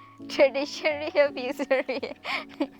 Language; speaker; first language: Hindi; non-native, local second language; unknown